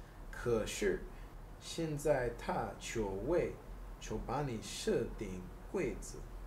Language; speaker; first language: Chinese; non-native, learner; English